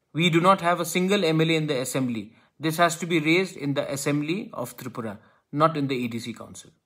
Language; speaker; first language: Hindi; non-native, local second language; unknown